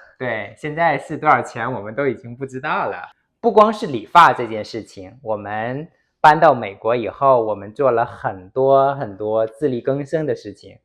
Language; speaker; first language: Chinese; native; Chinese